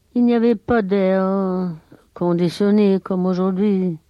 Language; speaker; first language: French; non-native, fluent; German